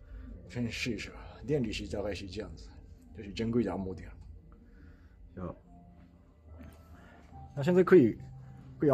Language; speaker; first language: Chinese; non-native, fluent; Japanese